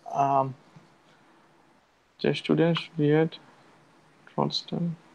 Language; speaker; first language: German; non-native, learner; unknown